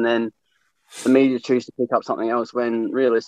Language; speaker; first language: English; native; English